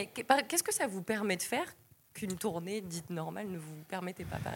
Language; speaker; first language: French; native; French